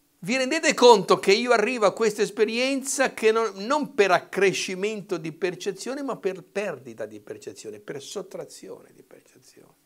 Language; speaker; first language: Italian; native; Italian